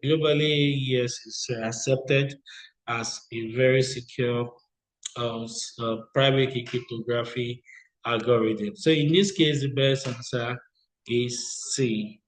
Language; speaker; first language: English; non-native, local second language; Yoruba